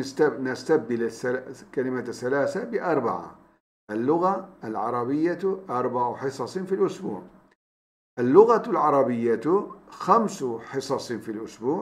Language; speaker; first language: Arabic; non-native, fluent; Turkish